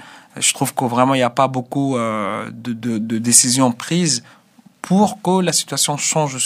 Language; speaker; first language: French; non-native, fluent; Arabic